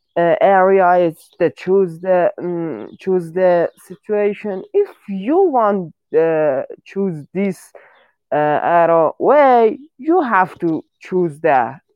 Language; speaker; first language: English; non-native, learner; Persian